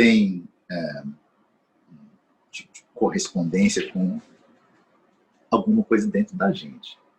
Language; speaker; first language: Portuguese; non-native, fluent; English